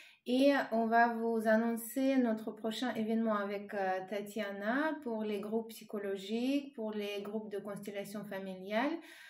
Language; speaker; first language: French; non-native, fluent; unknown